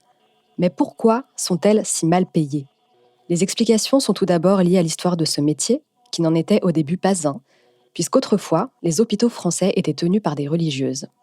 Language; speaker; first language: French; native; French